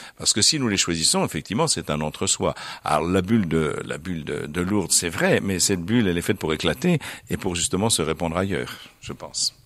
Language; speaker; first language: French; native; French